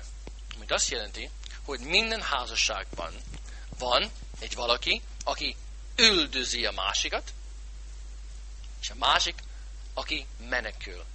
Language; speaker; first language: Hungarian; non-native, fluent; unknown